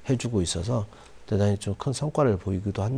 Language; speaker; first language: Korean; native; Korean